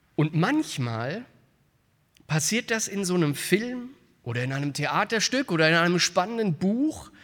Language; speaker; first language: German; native; German